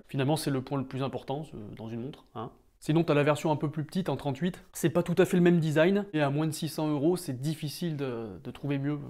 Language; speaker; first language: French; native; French